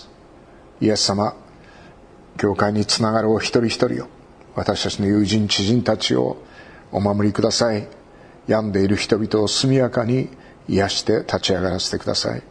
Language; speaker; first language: Japanese; native; Japanese